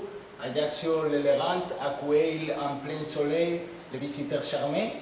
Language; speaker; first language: French; non-native, learner; Spanish